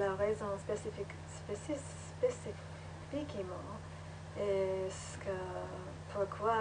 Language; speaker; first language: French; non-native, learner; English